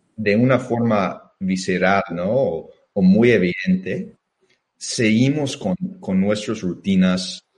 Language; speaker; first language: Spanish; non-native, fluent; English